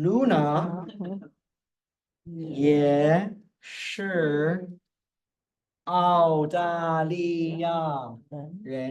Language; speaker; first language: Chinese; non-native, fluent; English